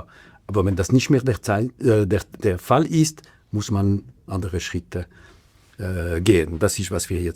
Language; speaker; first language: German; non-native, local second language; French